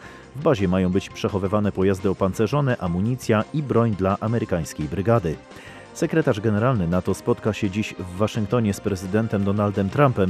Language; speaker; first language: Polish; native; Polish